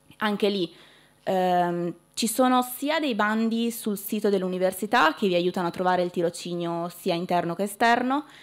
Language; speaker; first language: Italian; native; Italian